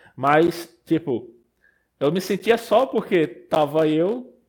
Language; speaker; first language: Portuguese; native; Portuguese